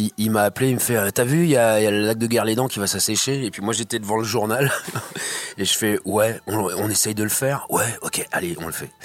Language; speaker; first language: French; native; French